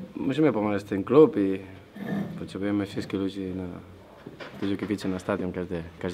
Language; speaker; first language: Polish; non-native, learner; Catalan